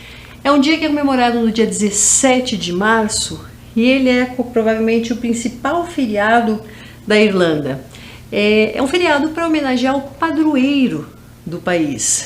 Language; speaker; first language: Portuguese; native; Portuguese